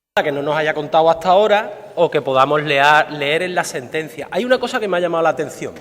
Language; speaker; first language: Spanish; native; Spanish